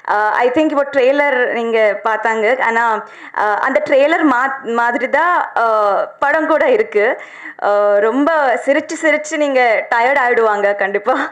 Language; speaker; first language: Tamil; non-native, learner; Telugu